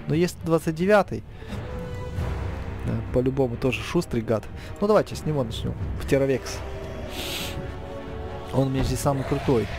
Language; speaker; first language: Russian; native; Russian